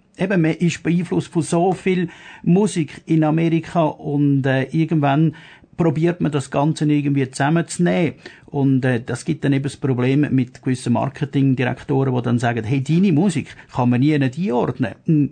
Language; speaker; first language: German; native; German